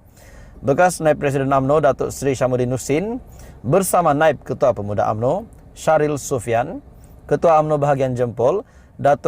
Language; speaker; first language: Malay; native; Malay